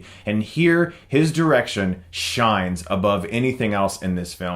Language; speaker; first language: English; native; English